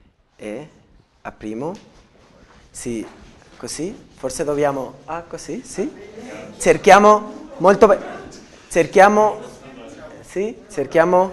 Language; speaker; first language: Italian; non-native, learner; Spanish